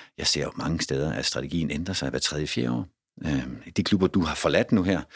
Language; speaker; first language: Danish; native; Danish